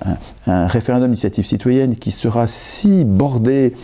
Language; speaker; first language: French; native; French